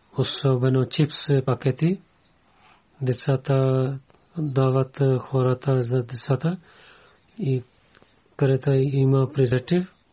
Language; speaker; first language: Bulgarian; non-native, learner; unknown